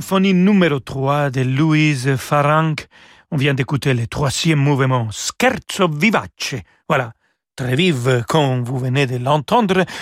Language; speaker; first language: French; non-native, fluent; Spanish